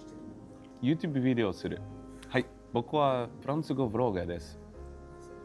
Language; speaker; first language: Japanese; non-native, learner; French